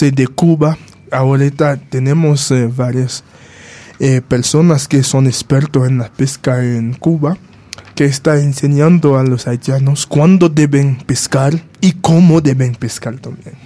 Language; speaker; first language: Spanish; non-native, fluent; Haitian Creole